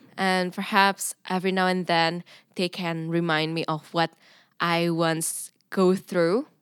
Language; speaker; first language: English; non-native, fluent; Indonesian